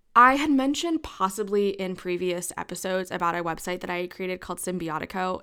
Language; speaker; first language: English; native; English